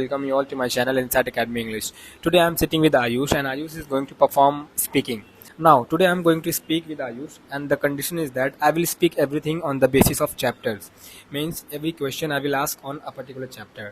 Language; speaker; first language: English; non-native, fluent; Hindi